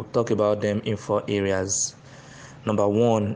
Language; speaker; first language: English; non-native, local second language; Igbo